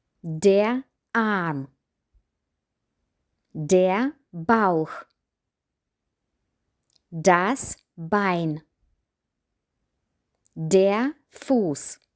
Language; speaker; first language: German; non-native, fluent; Ukrainian